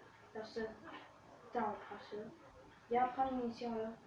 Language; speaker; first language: French; native; French